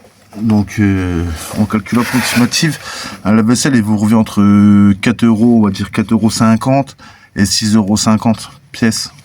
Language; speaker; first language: French; native; French